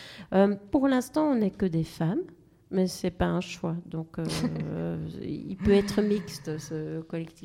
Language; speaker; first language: French; native; French